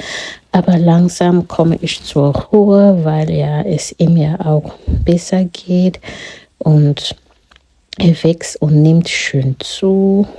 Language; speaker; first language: German; non-native, fluent; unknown